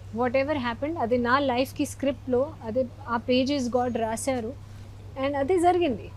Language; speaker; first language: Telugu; non-native, learner; Hindi